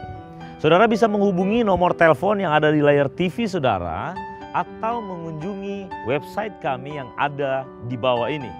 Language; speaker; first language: Indonesian; native; Indonesian